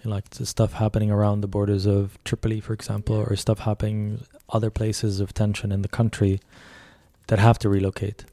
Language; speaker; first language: English; early bilingual, other home language; Arabic